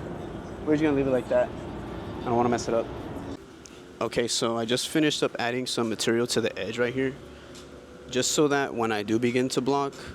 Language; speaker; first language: English; native; English